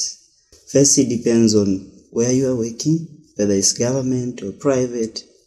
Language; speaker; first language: English; non-native, local second language; Swahili